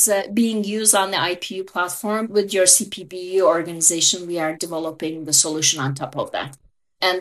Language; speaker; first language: English; non-native, fluent; Turkish